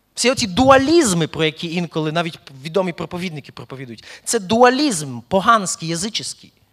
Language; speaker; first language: Ukrainian; early bilingual, heritage; Ukrainian